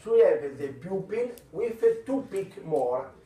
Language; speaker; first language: English; non-native, fluent; Italian